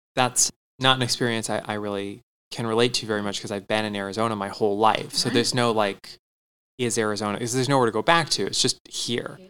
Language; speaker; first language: English; native; English